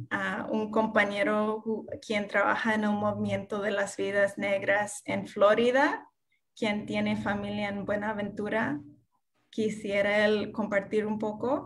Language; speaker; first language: Spanish; non-native, fluent; English